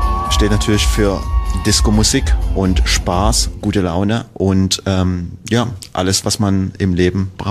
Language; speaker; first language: German; native; German